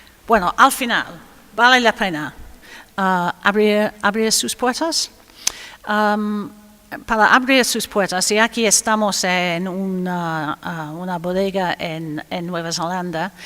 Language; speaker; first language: Spanish; non-native, fluent; English